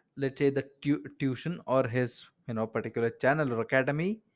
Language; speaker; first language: English; non-native, local second language; Kannada